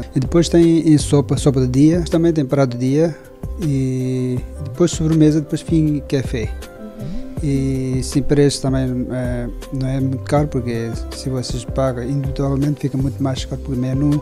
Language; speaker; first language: Portuguese; non-native, learner; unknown